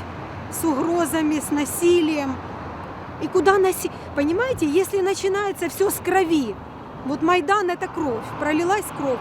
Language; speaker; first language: Russian; native; Russian